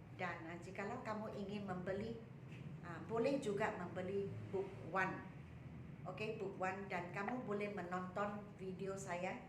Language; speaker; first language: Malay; non-native, local second language; Chinese